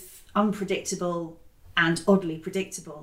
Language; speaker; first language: English; native; English